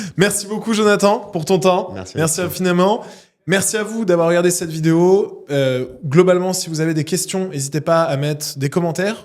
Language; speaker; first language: French; native; French